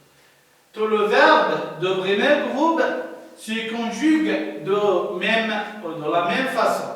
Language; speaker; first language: French; non-native, learner; Arabic